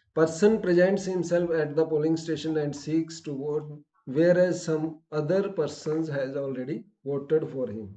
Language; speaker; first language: English; non-native, local second language; Punjabi